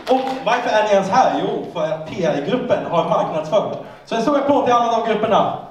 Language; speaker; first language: Swedish; native; Swedish